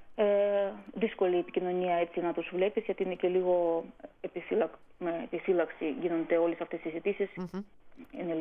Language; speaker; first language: Greek; non-native, fluent; Armenian